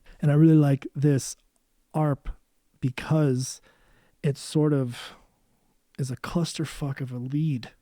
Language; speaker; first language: English; native; English